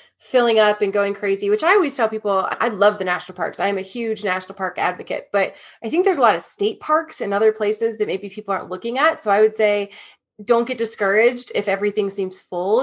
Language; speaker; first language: English; native; English